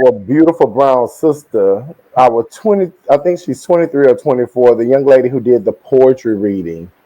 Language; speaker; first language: English; native; English